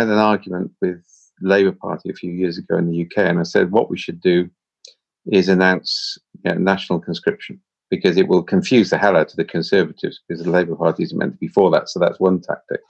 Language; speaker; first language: English; native; English